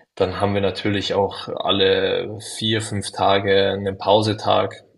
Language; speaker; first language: German; native; German